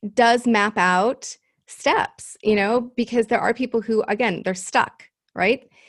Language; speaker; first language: English; native; English